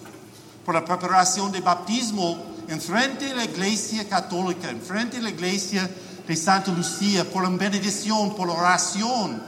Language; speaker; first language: Spanish; non-native, learner; English